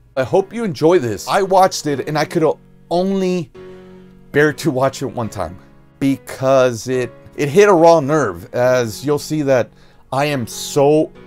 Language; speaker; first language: English; native; English